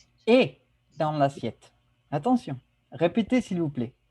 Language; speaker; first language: French; non-native, fluent; Spanish